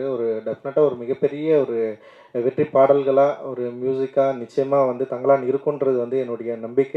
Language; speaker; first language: Tamil; native; Tamil